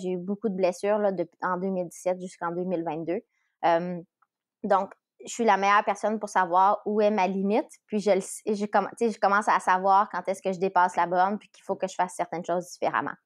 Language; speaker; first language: French; native; French